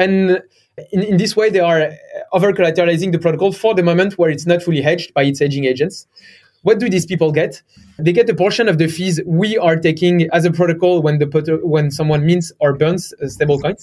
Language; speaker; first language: English; non-native, fluent; French